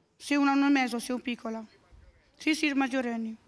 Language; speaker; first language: Italian; native; Italian